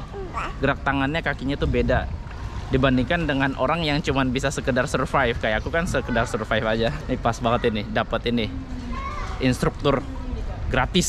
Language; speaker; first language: Indonesian; native; Indonesian